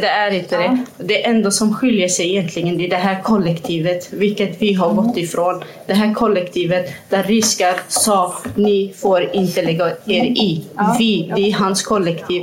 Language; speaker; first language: Swedish; non-native, fluent; Kurdish